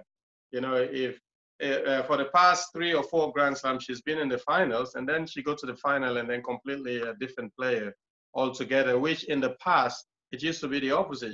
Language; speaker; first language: English; non-native, local second language; Krio